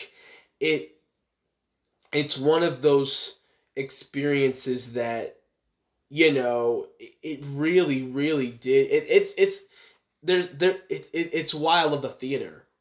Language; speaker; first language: English; native; English